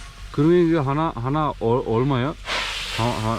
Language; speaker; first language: Korean; non-native, learner; Sinhala